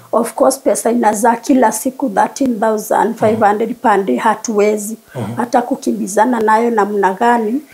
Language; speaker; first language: Swahili; non-native, local second language; Kikuyu